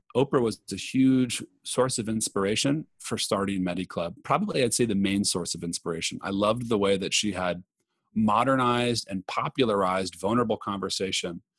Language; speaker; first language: English; native; English